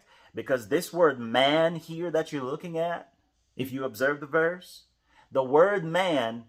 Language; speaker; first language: English; native; English